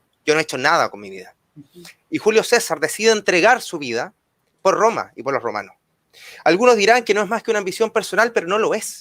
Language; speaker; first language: Spanish; native; Spanish